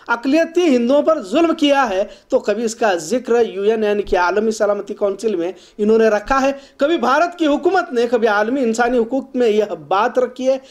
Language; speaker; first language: Hindi; non-native, local second language; Urdu